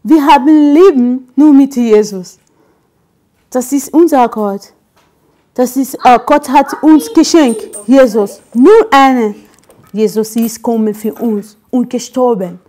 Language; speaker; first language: German; non-native, learner; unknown